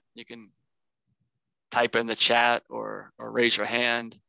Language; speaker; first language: English; native; English